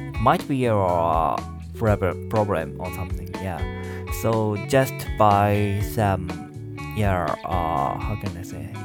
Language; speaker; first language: English; non-native, learner; Japanese